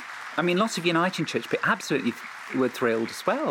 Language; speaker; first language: English; native; English